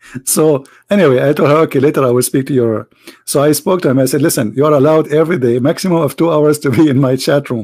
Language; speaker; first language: English; non-native, fluent; Arabic